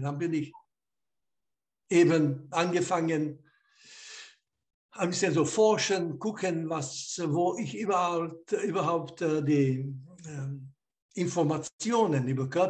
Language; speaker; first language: German; non-native, fluent; Slovak